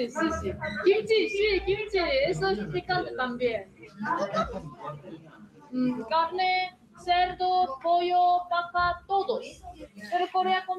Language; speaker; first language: Spanish; non-native, learner; Korean